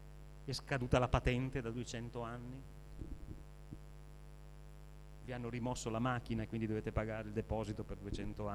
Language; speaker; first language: Italian; native; Italian